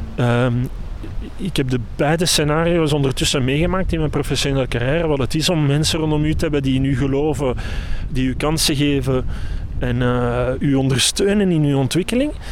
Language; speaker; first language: Dutch; native; Dutch